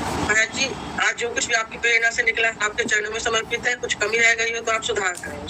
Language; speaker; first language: Hindi; native; Hindi